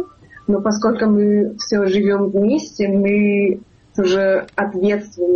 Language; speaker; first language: Russian; non-native, fluent; German